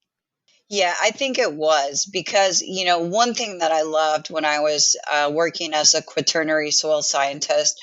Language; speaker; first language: English; native; English